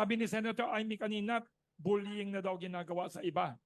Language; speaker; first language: Filipino; native; Filipino